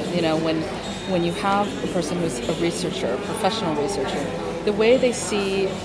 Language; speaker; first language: English; native; English